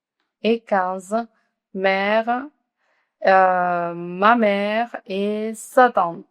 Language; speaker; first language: French; non-native, fluent; Spanish